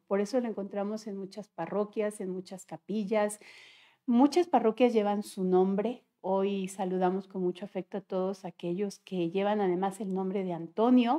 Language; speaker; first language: Spanish; native; Spanish